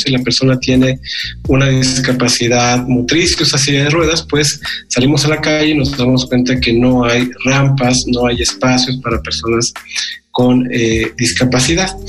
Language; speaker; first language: Spanish; native; Spanish